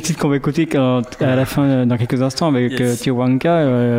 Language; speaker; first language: French; native; French